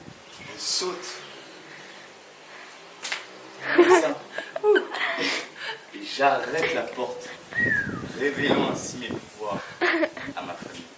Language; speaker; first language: French; native; French